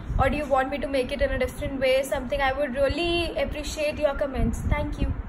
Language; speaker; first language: English; non-native, local second language; Hindi